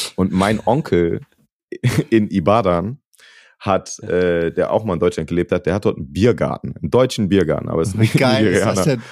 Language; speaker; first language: German; native; German